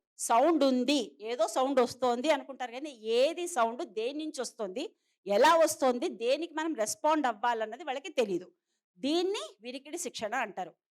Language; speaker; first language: Telugu; native; Telugu